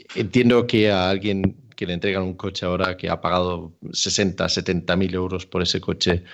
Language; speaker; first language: Spanish; non-native, fluent; Danish